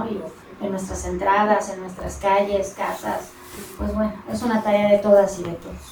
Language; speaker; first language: Spanish; native; Spanish